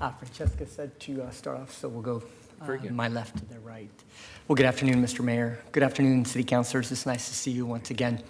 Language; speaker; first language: English; native; English